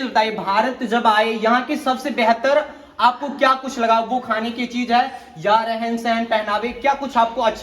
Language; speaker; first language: Hindi; native; Hindi